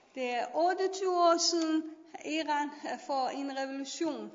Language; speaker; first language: Danish; non-native, learner; Persian